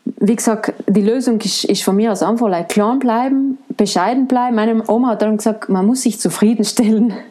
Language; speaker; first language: German; non-native, local second language; Ladin